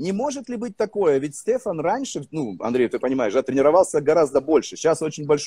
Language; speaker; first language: Russian; native; Russian